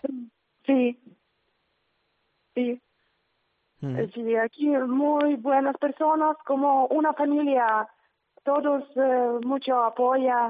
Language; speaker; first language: Spanish; non-native, learner; Ukrainian